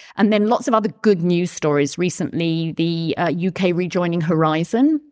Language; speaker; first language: English; native; English